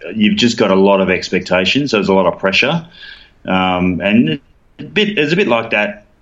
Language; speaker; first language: English; native; English